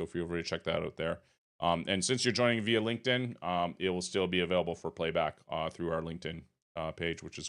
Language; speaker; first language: English; native; English